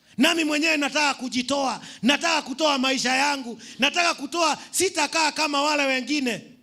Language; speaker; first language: Swahili; non-native, local second language; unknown